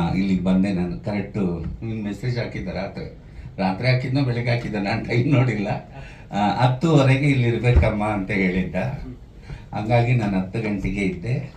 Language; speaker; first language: Kannada; native; Kannada